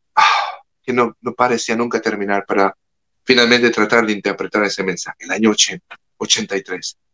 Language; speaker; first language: Spanish; non-native, fluent; French